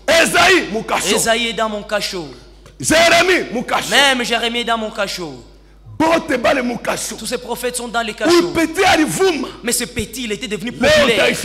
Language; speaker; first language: French; non-native, local second language; Swahili